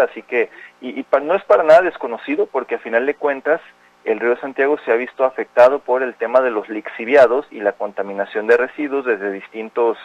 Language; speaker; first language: Spanish; native; Spanish